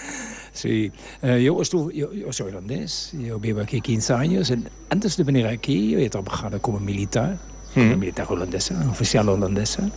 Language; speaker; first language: Spanish; non-native, learner; Dutch